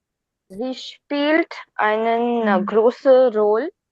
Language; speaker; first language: German; non-native, learner; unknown